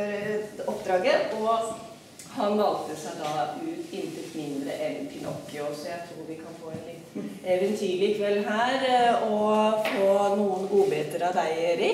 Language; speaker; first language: Norwegian; non-native, fluent; Italian